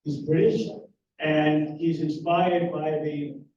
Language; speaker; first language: English; non-native, fluent; Greek